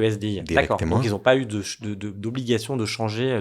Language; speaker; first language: French; native; French